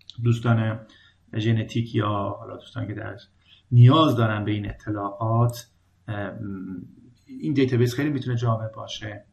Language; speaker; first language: Persian; native; Persian